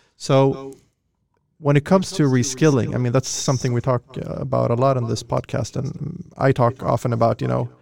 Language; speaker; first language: English; non-native, fluent; Swedish